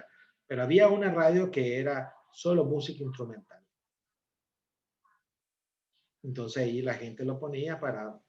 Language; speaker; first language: Spanish; native; Spanish